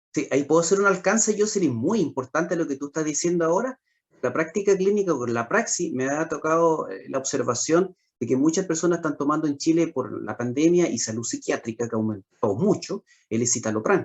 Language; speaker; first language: Spanish; native; Spanish